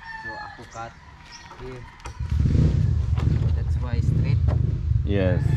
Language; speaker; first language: English; non-native, learner; Cebuano